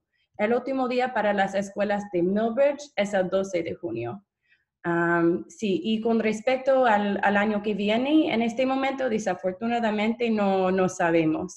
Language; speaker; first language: Spanish; non-native, fluent; English